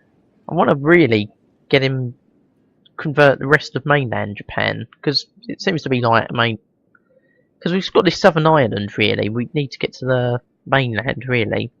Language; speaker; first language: English; native; English